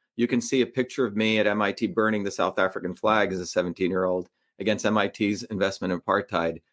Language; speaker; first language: English; early bilingual, other home language; Tamil